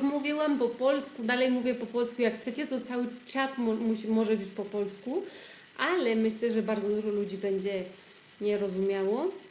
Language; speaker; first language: Polish; early bilingual, heritage; Polish